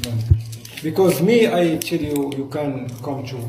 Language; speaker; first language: English; non-native, learner; Arabic